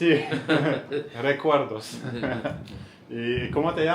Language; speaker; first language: Spanish; non-native, learner; French